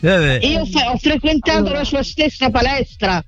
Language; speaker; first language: Italian; native; Italian